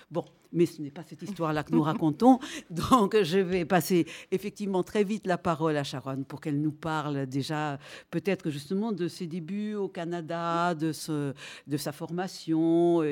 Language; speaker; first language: French; native; French